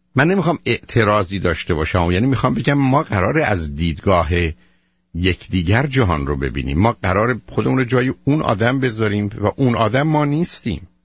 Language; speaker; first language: Persian; native; Persian